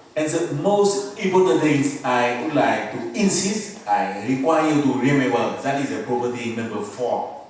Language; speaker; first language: English; non-native, fluent; Vietnamese